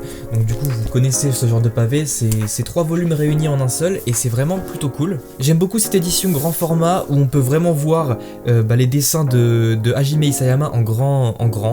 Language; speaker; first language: French; native; French